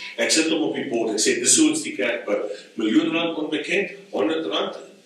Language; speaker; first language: Afrikaans; non-native, fluent; English